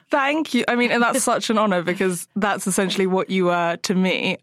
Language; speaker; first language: English; native; English